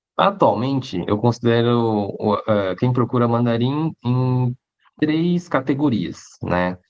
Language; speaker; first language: Portuguese; early bilingual, other home language; Hakka Chinese